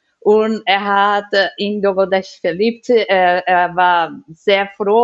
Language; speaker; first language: German; non-native, learner; Portuguese